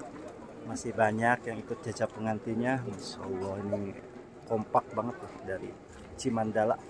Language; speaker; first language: Indonesian; non-native, local second language; Sundanese